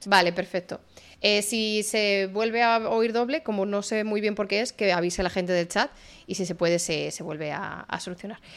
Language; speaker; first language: Spanish; native; Spanish